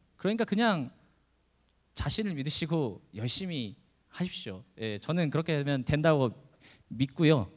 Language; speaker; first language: Korean; native; Korean